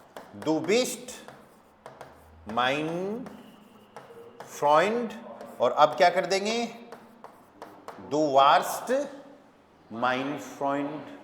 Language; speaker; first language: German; non-native, fluent; Hindi